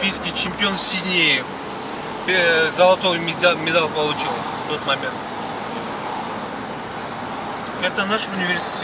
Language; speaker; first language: Russian; non-native, local second language; Kazakh